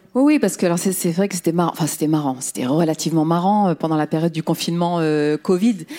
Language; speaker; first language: French; early bilingual, other home language; Riffian